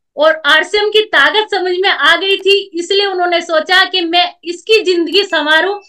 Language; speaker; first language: Hindi; native; Hindi